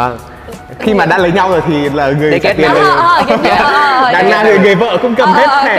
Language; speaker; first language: Vietnamese; native; Vietnamese